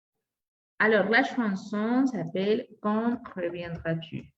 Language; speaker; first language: French; non-native, fluent; Spanish